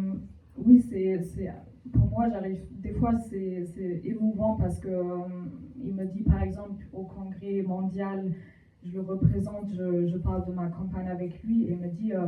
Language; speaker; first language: French; non-native, fluent; German